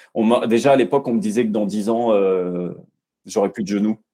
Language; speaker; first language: French; native; French